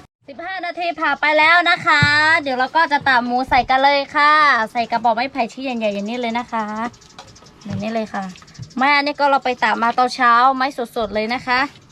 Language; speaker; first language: Thai; non-native, local second language; Lahu